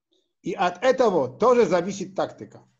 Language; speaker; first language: Russian; non-native, learner; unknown